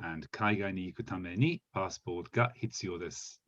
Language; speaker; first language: Japanese; non-native, fluent; English